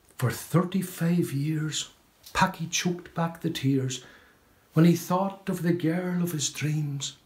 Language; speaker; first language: English; native; English